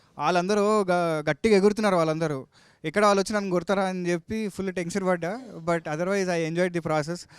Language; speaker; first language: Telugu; native; Telugu